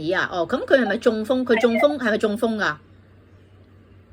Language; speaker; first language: Cantonese; native; Cantonese